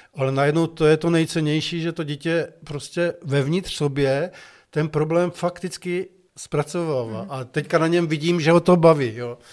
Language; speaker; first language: Czech; native; Czech